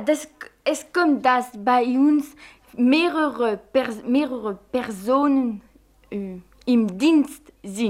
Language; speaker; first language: German; non-native, fluent; French